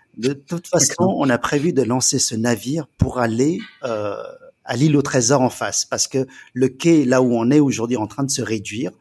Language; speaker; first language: French; early bilingual, other home language; Chinese